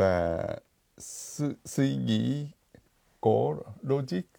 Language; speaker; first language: Vietnamese; non-native, fluent; Japanese